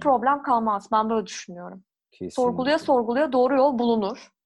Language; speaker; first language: Turkish; native; Turkish